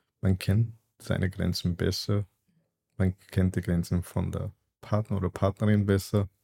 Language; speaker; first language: German; early bilingual, other home language; Turkish